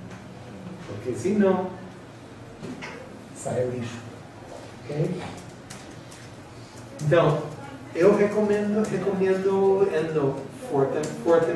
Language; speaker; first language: Portuguese; non-native, fluent; English